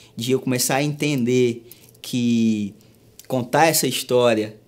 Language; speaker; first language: Portuguese; native; Portuguese